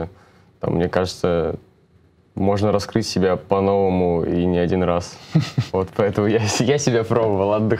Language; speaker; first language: Russian; native; Russian